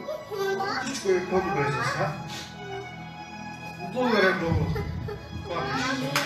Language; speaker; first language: Bulgarian; non-native, local second language; Turkish